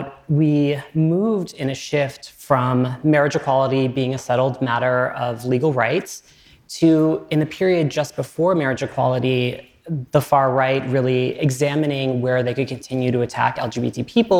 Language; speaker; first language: English; native; English